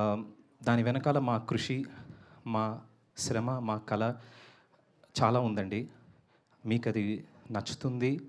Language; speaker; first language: Telugu; native; Telugu